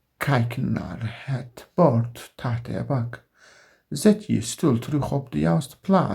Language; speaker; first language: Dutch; non-native, learner; Turkish